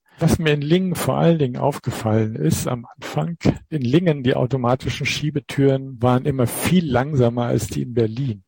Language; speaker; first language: German; native; German